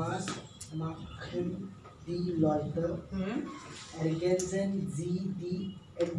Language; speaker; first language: German; non-native, fluent; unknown